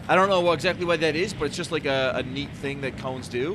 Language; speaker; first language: English; native; English